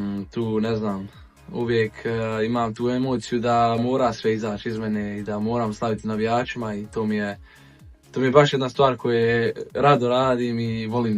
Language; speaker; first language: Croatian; early bilingual, heritage; Bosnian